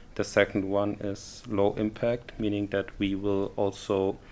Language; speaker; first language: English; non-native, fluent; German